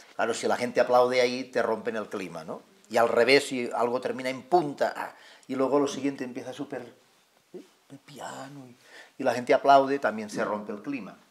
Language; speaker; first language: Spanish; non-native, local second language; Catalan